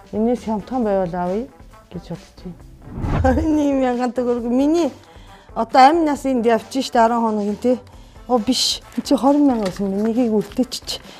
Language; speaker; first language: Mongolian; non-native, fluent; Japanese